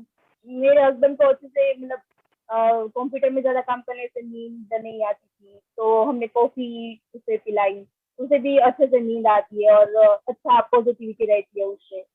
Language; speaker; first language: Hindi; non-native, local second language; Gujarati